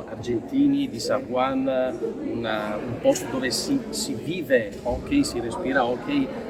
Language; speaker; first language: Italian; native; Italian